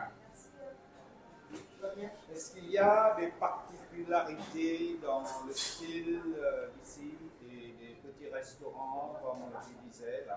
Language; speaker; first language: French; non-native, fluent; Vietnamese